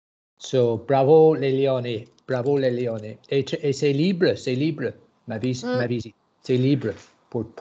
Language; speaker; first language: French; non-native, learner; English